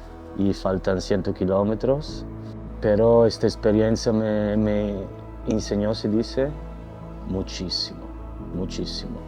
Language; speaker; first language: Spanish; non-native, learner; Italian